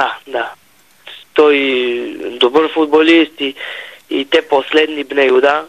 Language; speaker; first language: Bulgarian; non-native, learner; Hebrew